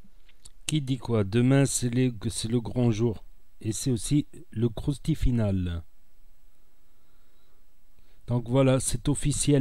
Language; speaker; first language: French; native; French